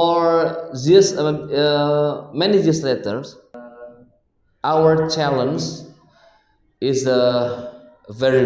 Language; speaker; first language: English; non-native, learner; Indonesian